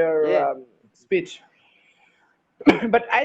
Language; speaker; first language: English; non-native, learner; Bangla